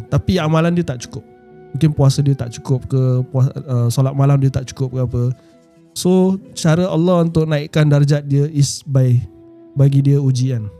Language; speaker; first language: Malay; native; Malay